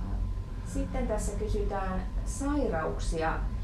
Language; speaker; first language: Finnish; native; Finnish